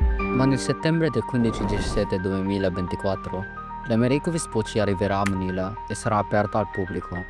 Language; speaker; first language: Italian; non-native, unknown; Filipino